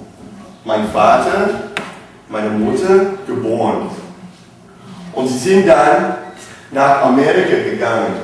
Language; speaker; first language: German; non-native, learner; English